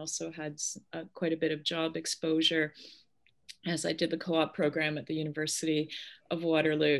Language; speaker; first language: English; early bilingual, other home language; Polish